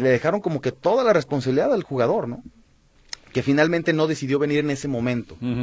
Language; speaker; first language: Spanish; native; Spanish